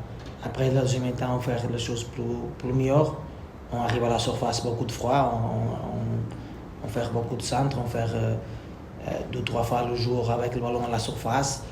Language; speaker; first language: French; non-native, learner; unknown